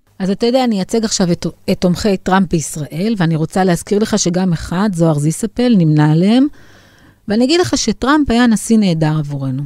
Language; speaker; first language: Hebrew; native; Hebrew